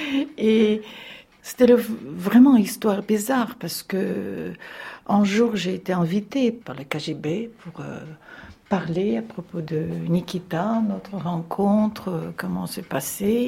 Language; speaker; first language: French; non-native, fluent; Russian